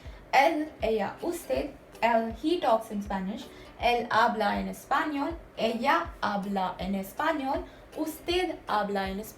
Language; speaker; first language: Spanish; non-native, fluent; Hindi